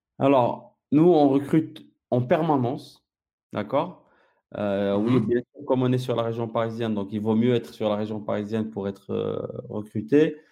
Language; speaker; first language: French; non-native, local second language; Arabic